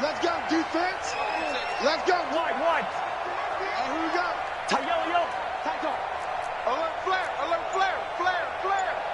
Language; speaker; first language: English; native; English